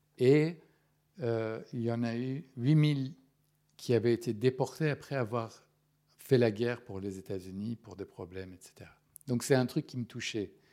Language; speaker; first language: French; non-native, fluent; Persian